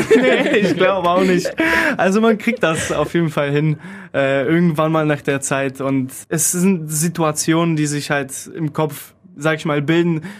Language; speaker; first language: German; early bilingual, other home language; Polish